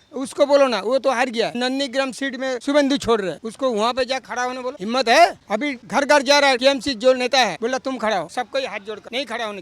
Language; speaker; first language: Hindi; non-native, local second language; Bangla